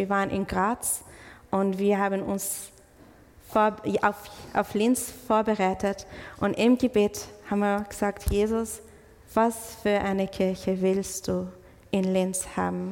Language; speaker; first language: German; non-native, fluent; English